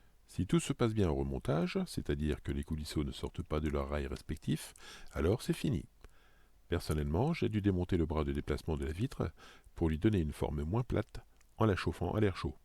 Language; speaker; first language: French; native; French